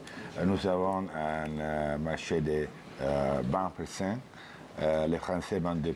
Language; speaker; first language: French; non-native, learner; Italian